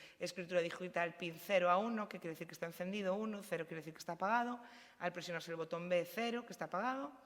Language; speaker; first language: Spanish; non-native, local second language; Galician